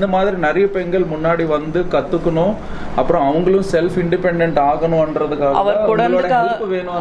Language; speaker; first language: Tamil; native; Tamil